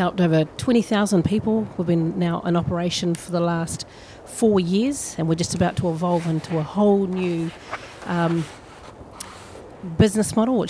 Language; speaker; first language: English; native; English